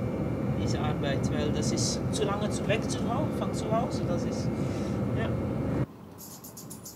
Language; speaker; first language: German; non-native, learner; Dutch